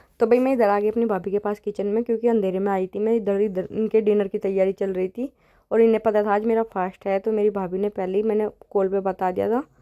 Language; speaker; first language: Hindi; native; Hindi